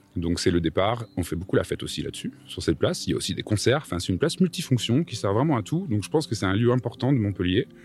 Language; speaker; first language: French; native; French